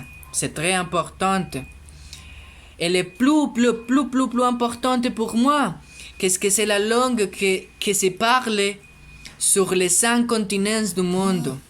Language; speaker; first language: French; non-native, learner; Spanish